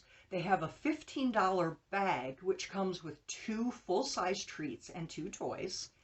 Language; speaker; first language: English; native; English